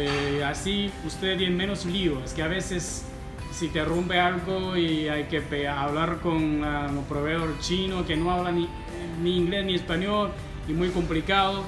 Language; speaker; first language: Spanish; non-native, fluent; Chinese